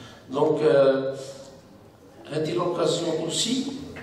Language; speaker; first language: French; non-native, local second language; Arabic